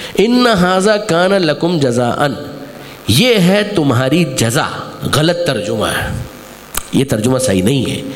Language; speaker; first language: Urdu; non-native, local second language; Gujarati